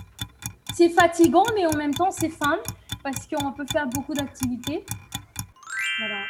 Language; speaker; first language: French; non-native, fluent; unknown